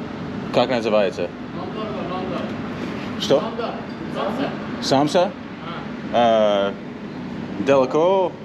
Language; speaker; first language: Russian; non-native, learner; English